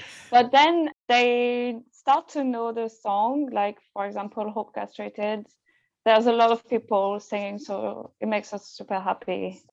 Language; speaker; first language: English; non-native, fluent; French